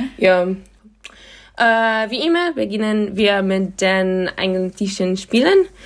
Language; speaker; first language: German; non-native, fluent; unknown